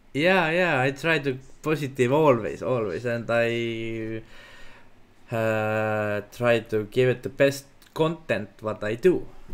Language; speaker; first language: English; non-native, learner; Estonian